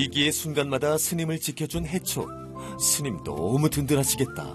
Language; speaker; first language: Korean; native; Korean